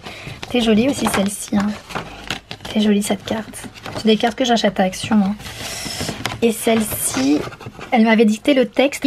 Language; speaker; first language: French; native; French